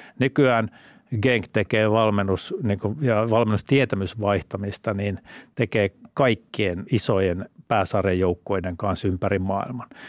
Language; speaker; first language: Finnish; native; Finnish